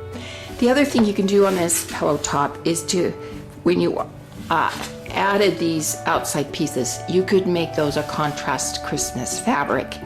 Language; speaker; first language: English; native; English